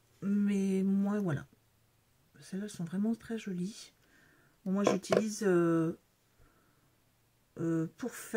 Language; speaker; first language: French; native; French